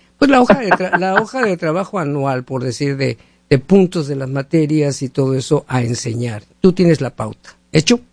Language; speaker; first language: Spanish; native; Spanish